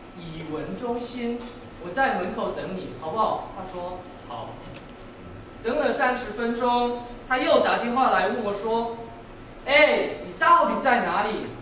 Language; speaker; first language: Chinese; non-native, learner; Korean